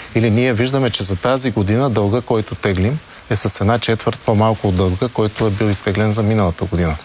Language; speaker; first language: Bulgarian; native; Bulgarian